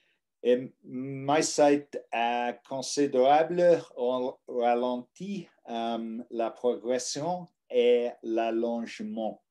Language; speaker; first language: French; non-native, learner; English